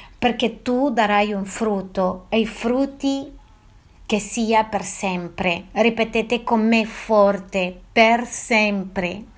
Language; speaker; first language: Italian; non-native, fluent; Spanish